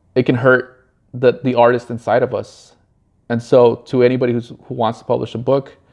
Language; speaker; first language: English; early bilingual, other home language; Spanish